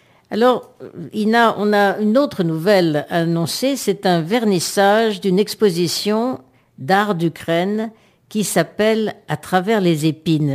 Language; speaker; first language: French; native; French